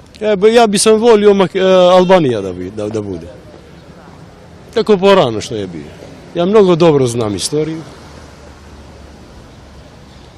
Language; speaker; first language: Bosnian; non-native, learner; Albanian